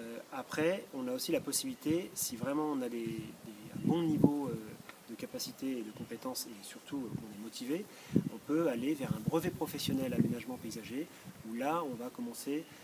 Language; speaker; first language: French; native; French